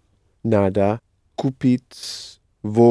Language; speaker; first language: Russian; non-native, learner; English